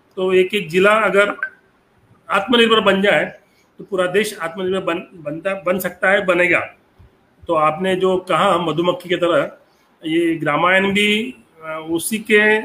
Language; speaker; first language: Hindi; non-native, local second language; Marathi